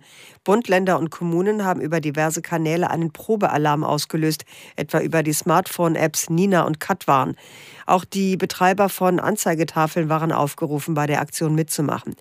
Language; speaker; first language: German; native; German